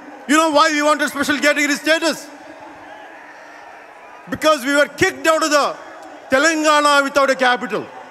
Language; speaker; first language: English; non-native, local second language; Telugu